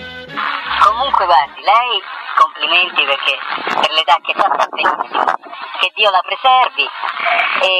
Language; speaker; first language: Italian; native; Italian